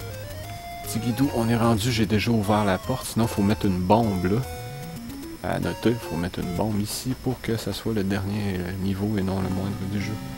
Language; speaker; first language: French; native; French